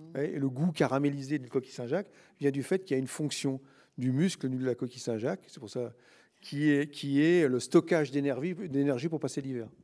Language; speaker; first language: French; native; French